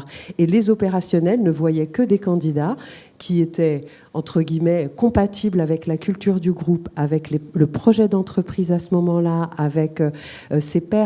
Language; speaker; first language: French; native; French